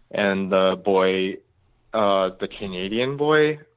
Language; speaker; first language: English; early bilingual, other home language; Japanese